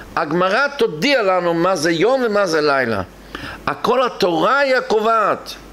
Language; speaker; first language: Hebrew; non-native, local second language; Yiddish